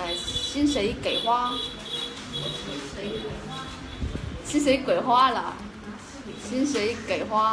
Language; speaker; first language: Chinese; non-native, fluent; Vietnamese